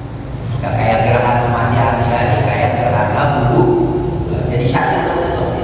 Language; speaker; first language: Indonesian; native; Indonesian